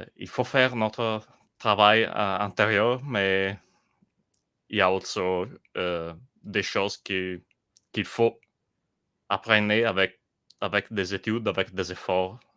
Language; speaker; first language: French; non-native, learner; Italian